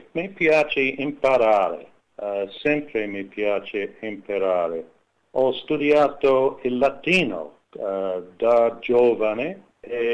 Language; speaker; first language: Italian; non-native, learner; English